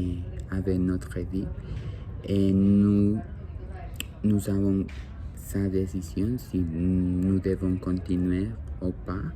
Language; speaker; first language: French; non-native, learner; Spanish